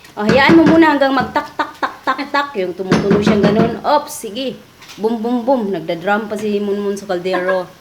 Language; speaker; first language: Filipino; non-native, local second language; Cebuano